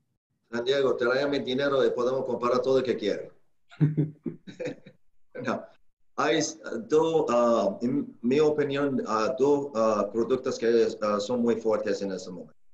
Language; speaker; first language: Spanish; non-native, learner; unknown